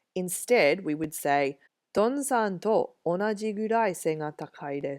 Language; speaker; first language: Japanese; non-native, fluent; English